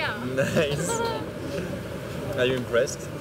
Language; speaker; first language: English; non-native, learner; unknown